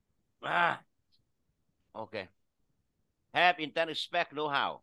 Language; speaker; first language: English; non-native, fluent; Vietnamese